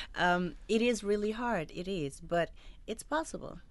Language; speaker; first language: English; non-native, fluent; Arabic